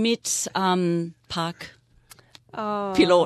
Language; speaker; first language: German; non-native, fluent; English